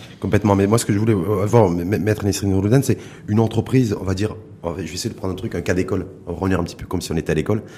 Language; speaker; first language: French; non-native, local second language; Arabic